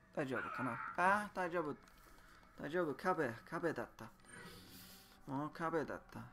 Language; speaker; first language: Japanese; non-native, fluent; English